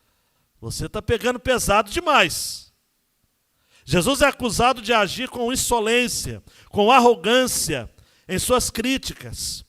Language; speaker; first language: Portuguese; native; Portuguese